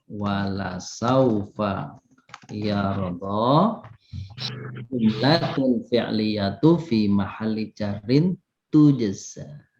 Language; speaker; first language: Arabic; non-native, fluent; Indonesian